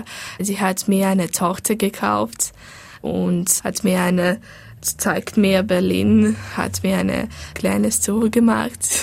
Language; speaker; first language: German; non-native, learner; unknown